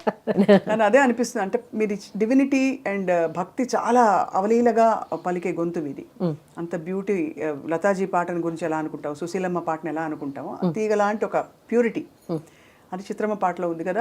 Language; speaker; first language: Telugu; native; Telugu